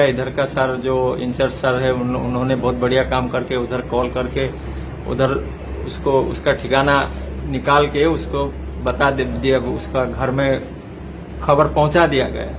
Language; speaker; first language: Hindi; non-native, local second language; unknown